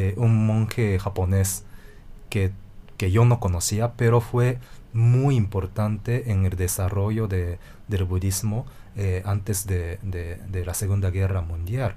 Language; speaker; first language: Spanish; non-native, fluent; Japanese